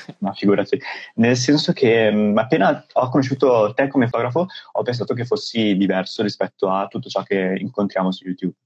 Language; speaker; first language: Italian; native; Italian